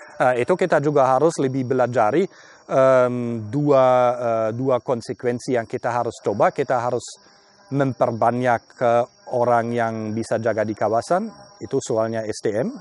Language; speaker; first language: Indonesian; non-native, fluent; German